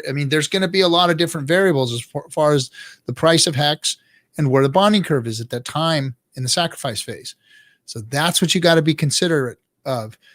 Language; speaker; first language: English; native; English